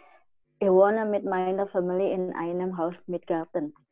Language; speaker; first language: German; non-native, learner; Indonesian